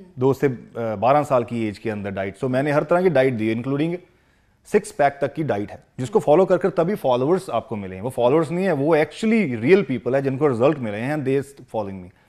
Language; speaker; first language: Hindi; non-native, local second language; Punjabi